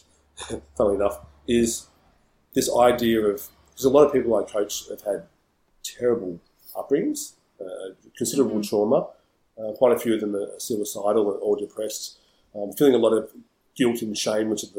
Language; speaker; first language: English; native; English